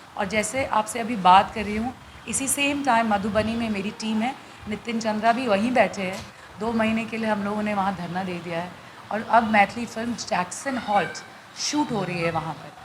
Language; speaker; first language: Hindi; non-native, local second language; Bhojpuri